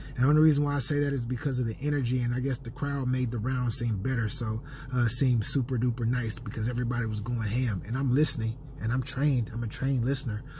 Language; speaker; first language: English; native; English